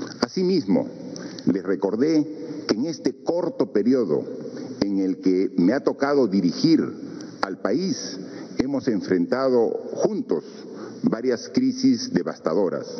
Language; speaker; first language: Spanish; native; Spanish